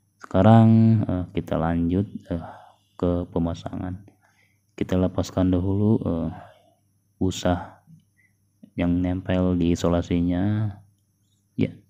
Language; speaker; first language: Indonesian; native; Indonesian